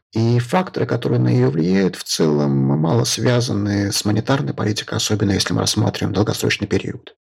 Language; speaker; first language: Russian; native; Russian